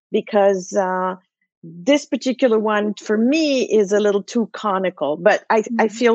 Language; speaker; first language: English; non-native, fluent; French